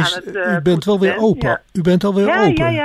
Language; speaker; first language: Dutch; native; Dutch